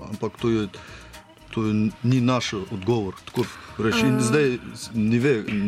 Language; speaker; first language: Slovenian; non-native, learner; Russian